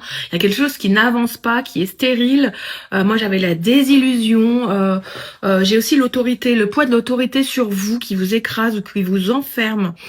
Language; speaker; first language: French; native; French